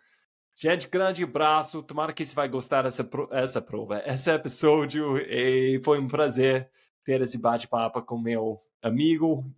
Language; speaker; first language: Portuguese; non-native, fluent; English